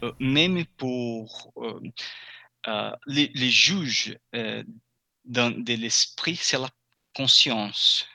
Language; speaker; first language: French; non-native, fluent; Portuguese